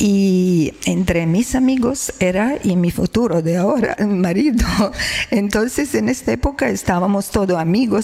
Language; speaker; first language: Spanish; non-native, learner; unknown